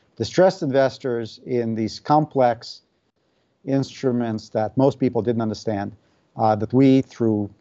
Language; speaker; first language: English; non-native, fluent; Russian